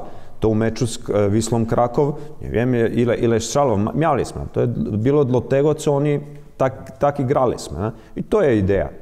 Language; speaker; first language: Polish; non-native, learner; Croatian